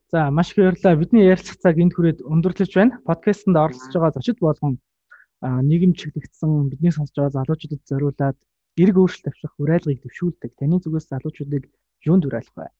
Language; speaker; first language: Mongolian; native; Mongolian